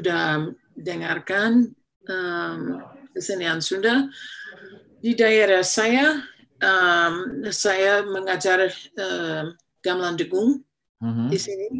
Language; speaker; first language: Indonesian; non-native, fluent; English